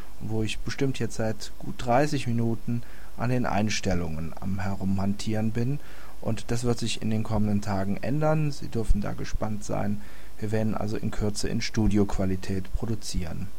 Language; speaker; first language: German; native; German